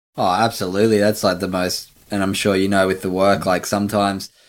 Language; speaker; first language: English; native; English